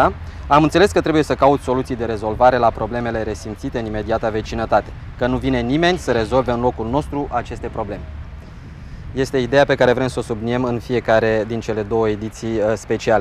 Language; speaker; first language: Romanian; native; Romanian